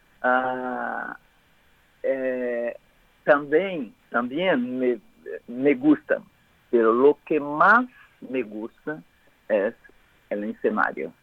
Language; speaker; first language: Spanish; non-native, learner; Portuguese